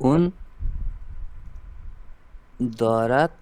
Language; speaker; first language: Persian; non-native, learner; Urdu